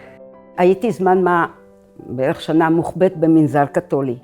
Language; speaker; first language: Hebrew; non-native, fluent; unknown